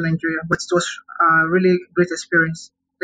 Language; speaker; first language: English; non-native, local second language; Yoruba